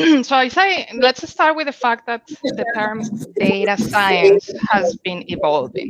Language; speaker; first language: English; non-native, fluent; Spanish